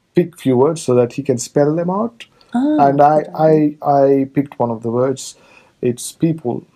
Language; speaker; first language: English; non-native, local second language; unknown